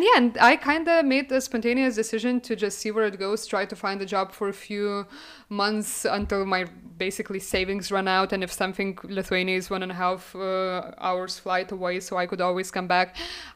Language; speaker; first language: English; non-native, fluent; Lithuanian